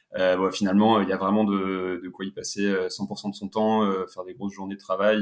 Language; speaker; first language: French; native; French